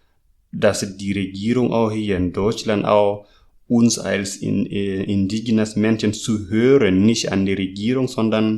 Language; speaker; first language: German; non-native, learner; Masai